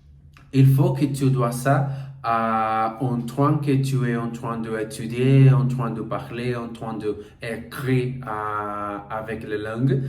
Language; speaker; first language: French; non-native, learner; Portuguese